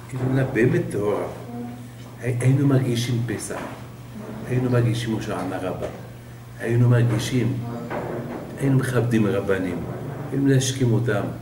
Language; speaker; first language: Hebrew; non-native, fluent; Arabic